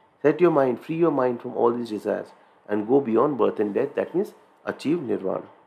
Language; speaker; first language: English; non-native, local second language; Hindi